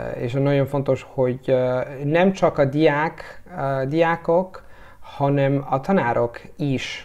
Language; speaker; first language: Hungarian; non-native, learner; Italian